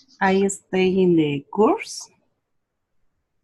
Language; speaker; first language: English; non-native, learner; Spanish